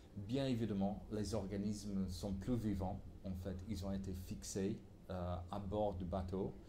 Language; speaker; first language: French; non-native, fluent; English